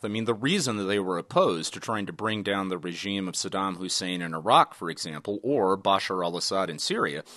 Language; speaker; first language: English; native; English